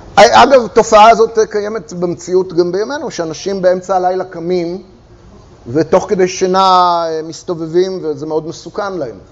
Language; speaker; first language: Hebrew; native; Hebrew